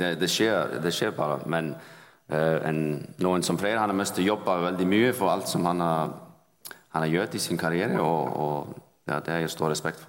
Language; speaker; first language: Danish; non-native, fluent; Icelandic